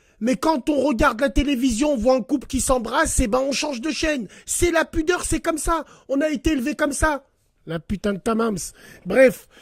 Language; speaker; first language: French; early bilingual, other home language; Arabic